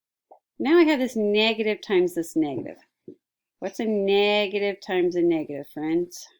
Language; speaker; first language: English; native; English